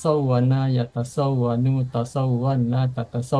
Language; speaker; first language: Arabic; non-native, learner; Indonesian